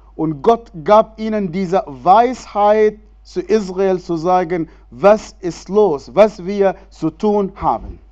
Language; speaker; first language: German; non-native, fluent; Arabic